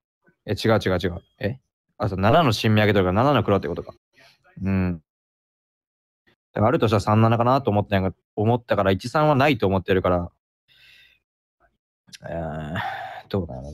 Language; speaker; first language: Japanese; native; Japanese